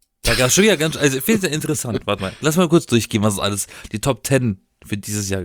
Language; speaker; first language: German; native; German